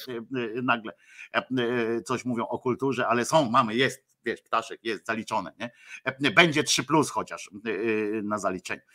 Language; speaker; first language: Polish; native; Polish